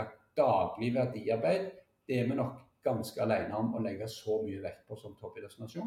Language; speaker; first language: Norwegian; native; Norwegian